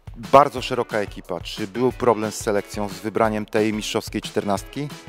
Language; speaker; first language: Polish; native; Polish